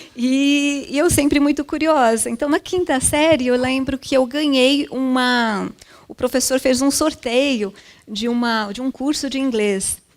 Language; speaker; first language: Portuguese; early bilingual, other home language; Japanese